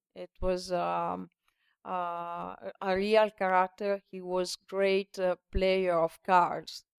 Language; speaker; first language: English; non-native, learner; Italian